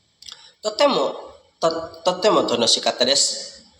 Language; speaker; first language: Japanese; non-native, learner; Indonesian